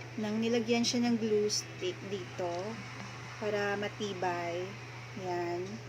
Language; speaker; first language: Filipino; non-native, local second language; Hiligaynon